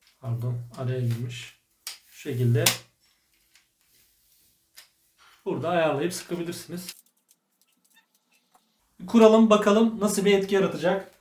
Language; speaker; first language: Turkish; native; Turkish